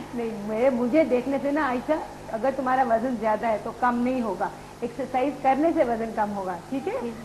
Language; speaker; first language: Urdu; non-native, local second language; Pashto